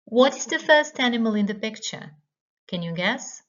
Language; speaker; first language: English; non-native, fluent; Croatian